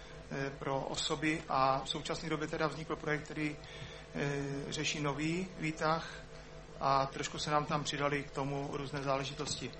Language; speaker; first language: Czech; native; Czech